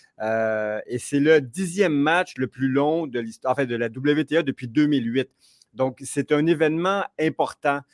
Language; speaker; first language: French; native; French